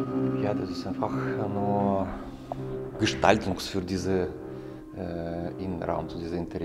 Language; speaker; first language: German; non-native, fluent; Russian